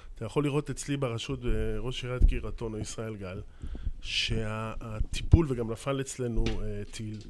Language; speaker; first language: Hebrew; native; Hebrew